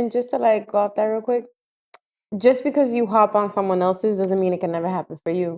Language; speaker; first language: English; native; English